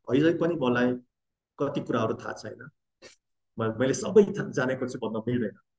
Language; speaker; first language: Nepali; non-native, fluent; Korean